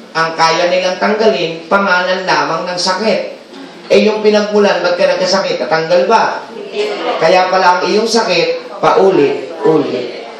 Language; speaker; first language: Filipino; native; Filipino